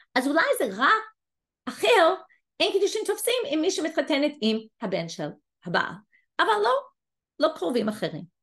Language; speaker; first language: Hebrew; non-native, fluent; English